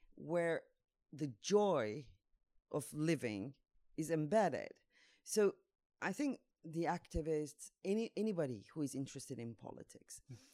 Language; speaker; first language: English; non-native, fluent; Turkish